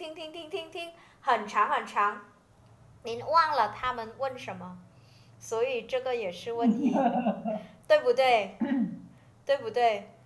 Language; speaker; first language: Chinese; non-native, fluent; Vietnamese